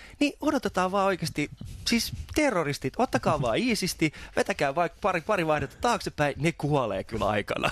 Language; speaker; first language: Finnish; early bilingual, other home language; Persian